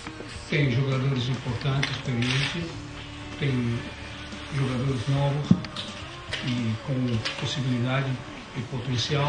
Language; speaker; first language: Portuguese; non-native, fluent; Italian